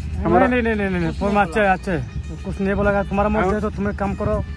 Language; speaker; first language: Hindi; non-native, learner; Bangla